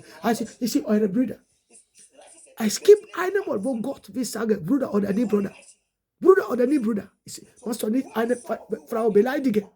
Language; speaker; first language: German; non-native, learner; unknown